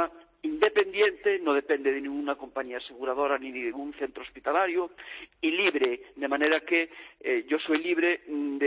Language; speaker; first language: Spanish; native; Spanish